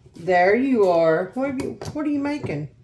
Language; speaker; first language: English; native; English